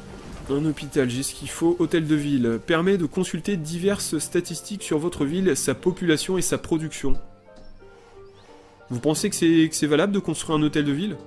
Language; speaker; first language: French; native; French